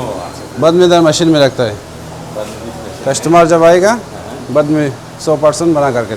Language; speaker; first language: Hindi; non-native, learner; Persian